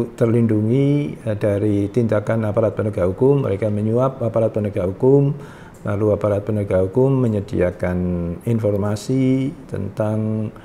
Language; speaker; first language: Indonesian; native; Indonesian